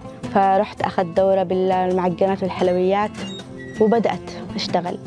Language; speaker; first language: Arabic; native; Arabic